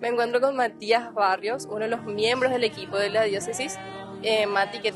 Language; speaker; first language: Spanish; native; Spanish